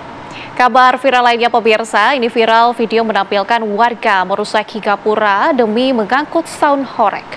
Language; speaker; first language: Indonesian; native; Indonesian